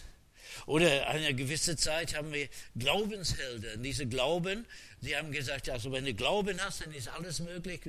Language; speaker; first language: German; non-native, fluent; English